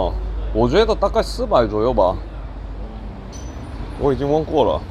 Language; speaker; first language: Chinese; non-native, learner; Korean